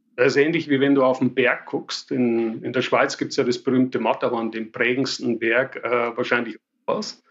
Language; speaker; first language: German; native; German